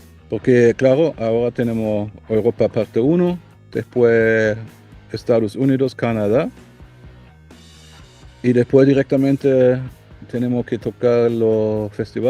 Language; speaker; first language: Spanish; non-native, learner; German